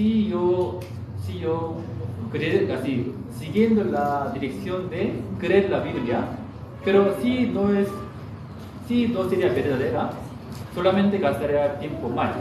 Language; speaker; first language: Spanish; non-native, fluent; Korean